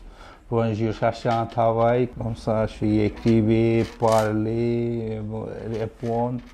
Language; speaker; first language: French; non-native, learner; Bangla